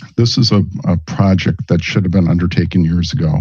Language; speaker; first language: English; native; English